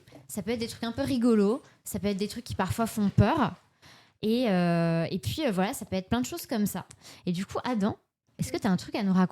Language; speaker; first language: French; native; French